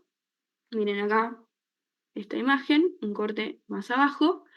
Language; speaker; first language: Spanish; native; Spanish